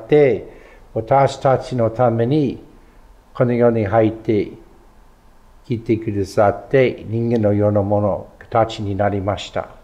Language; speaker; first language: Japanese; non-native, fluent; English